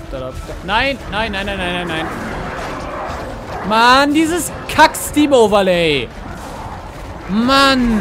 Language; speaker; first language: German; native; German